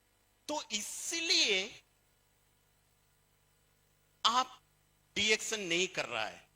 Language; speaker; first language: Hindi; non-native, fluent; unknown